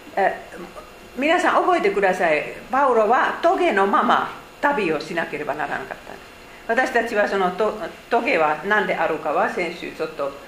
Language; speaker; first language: Japanese; non-native, fluent; Finnish